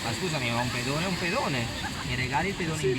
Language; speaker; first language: Italian; native; Italian